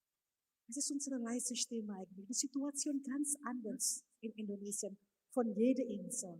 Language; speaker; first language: German; non-native, fluent; Indonesian